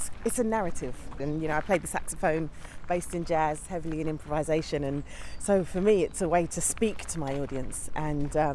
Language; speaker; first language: English; native; English